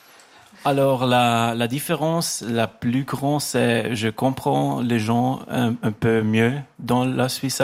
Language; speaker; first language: French; non-native, learner; German